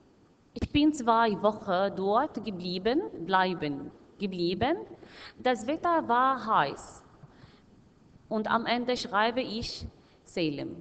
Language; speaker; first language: German; non-native, fluent; Arabic